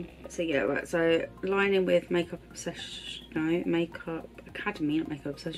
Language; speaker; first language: English; native; English